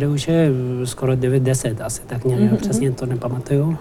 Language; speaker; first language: Czech; non-native, learner; Tibetan